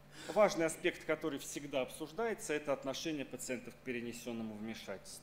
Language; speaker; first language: Russian; native; Russian